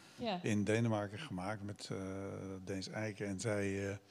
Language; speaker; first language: Dutch; native; Dutch